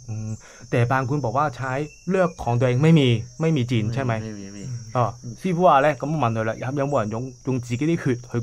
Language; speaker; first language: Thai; non-native, fluent; Cantonese